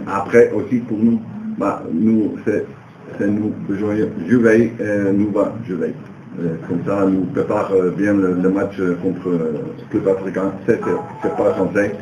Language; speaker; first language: French; non-native, learner; Dutch